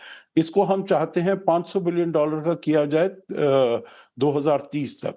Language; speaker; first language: Hindi; native; Hindi